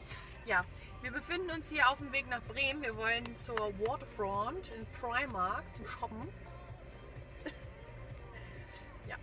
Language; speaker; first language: German; native; German